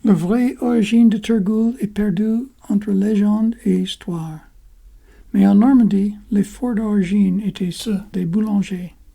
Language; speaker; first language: French; non-native, fluent; English